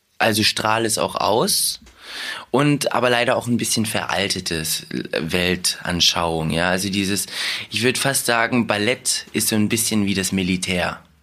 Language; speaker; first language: German; early bilingual, other home language; Russian